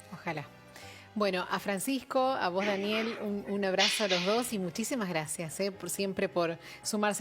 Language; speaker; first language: Spanish; native; Spanish